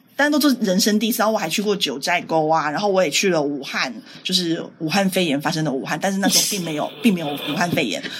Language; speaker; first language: Chinese; native; Chinese